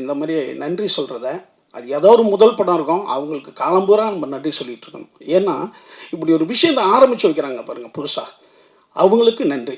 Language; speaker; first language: Tamil; native; Tamil